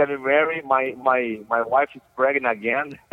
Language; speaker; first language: English; non-native, learner; Portuguese